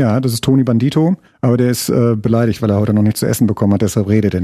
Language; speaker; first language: German; native; German